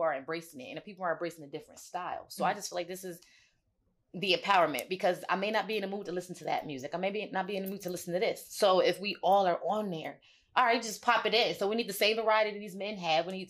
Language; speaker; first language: English; native; English